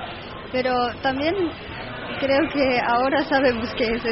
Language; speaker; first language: Spanish; non-native, learner; Russian